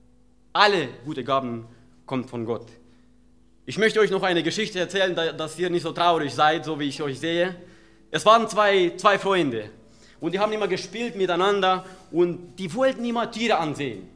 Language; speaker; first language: German; non-native, fluent; Romanian